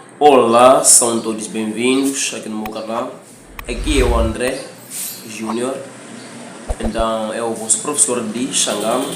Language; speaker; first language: Portuguese; non-native, local second language; Tsonga